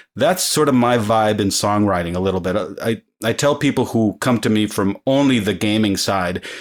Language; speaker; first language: English; early bilingual, other home language; Spanish